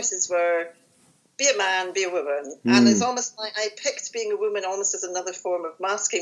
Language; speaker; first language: English; native; English